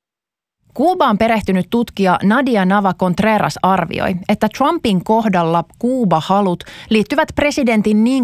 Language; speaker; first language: Finnish; native; Finnish